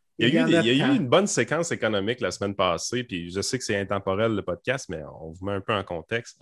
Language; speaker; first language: French; native; French